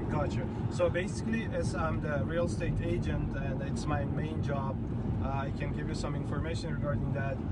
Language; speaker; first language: English; non-native, fluent; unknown